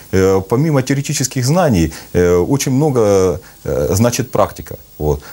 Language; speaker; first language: Russian; native; Russian